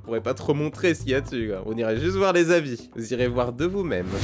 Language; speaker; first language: French; native; French